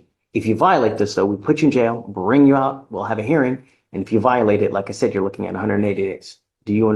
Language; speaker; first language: English; native; English